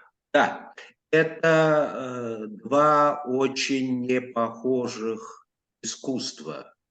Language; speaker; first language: Russian; native; Russian